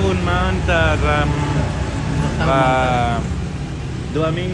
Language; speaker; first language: Indonesian; non-native, learner; English